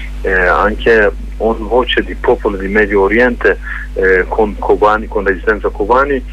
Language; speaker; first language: Italian; non-native, learner; Kurdish